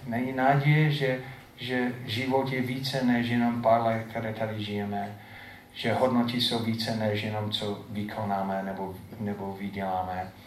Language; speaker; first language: Czech; non-native, fluent; English